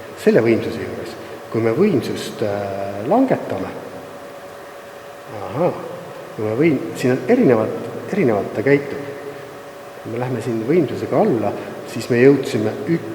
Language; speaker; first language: Estonian; native; Estonian